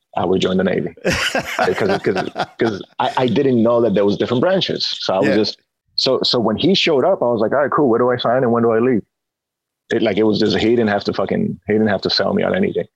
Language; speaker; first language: English; early bilingual, other home language; Spanish